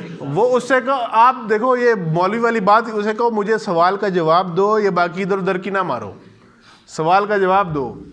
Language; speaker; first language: Urdu; non-native, local second language; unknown